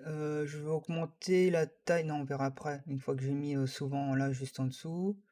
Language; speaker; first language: French; native; French